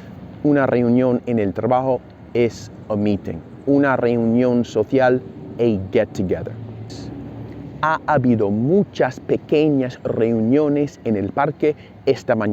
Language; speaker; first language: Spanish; non-native, fluent; English